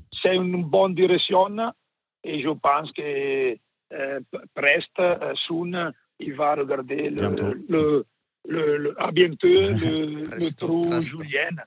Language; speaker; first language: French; non-native, learner; Italian